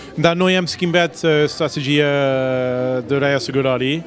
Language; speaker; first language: Romanian; non-native, learner; English